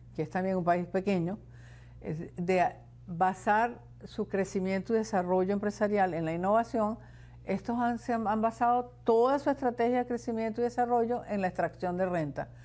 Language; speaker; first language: Spanish; native; Spanish